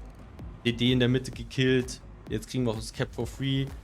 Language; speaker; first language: German; native; German